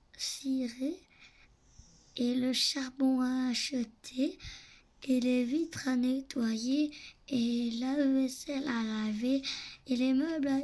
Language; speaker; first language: French; native; French